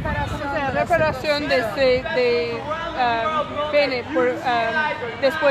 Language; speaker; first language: Spanish; non-native, learner; English